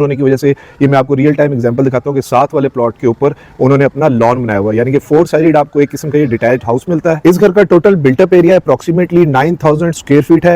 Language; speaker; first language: Urdu; native; Urdu